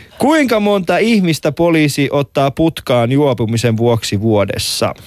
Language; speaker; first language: Finnish; early bilingual, other home language; Persian